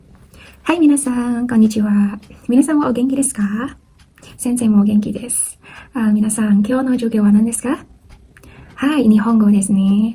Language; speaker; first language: Japanese; non-native, fluent; Indonesian